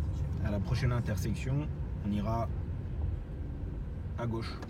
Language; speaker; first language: French; native; French